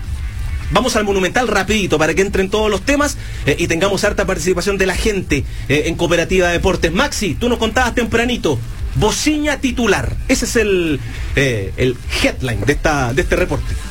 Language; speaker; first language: Spanish; native; Spanish